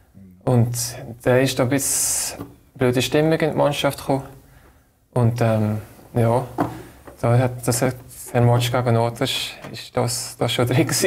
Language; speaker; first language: German; native; German